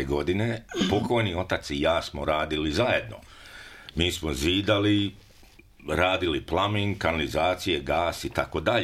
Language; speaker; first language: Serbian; early bilingual, heritage; Serbian